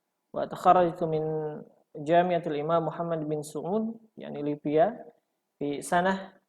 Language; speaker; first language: Arabic; non-native, fluent; Indonesian